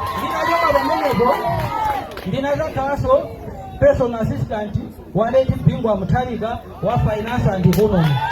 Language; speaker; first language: Nyanja; native; Nyanja